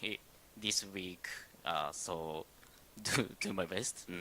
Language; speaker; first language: English; non-native, learner; Indonesian